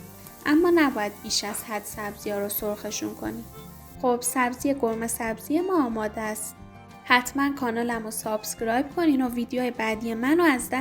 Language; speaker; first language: Persian; native; Persian